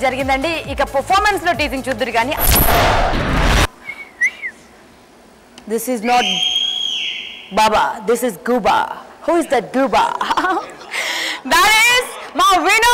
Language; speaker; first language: Telugu; native; Telugu